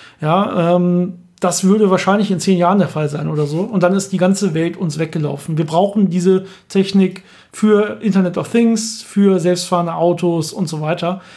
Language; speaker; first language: German; native; German